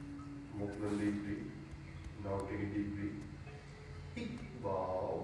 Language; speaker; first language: Vietnamese; non-native, learner; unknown